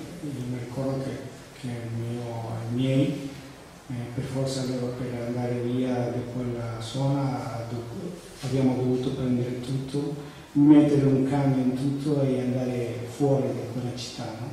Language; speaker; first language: Italian; non-native, fluent; Spanish